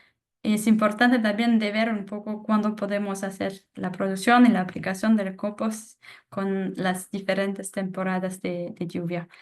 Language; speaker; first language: Spanish; non-native, fluent; French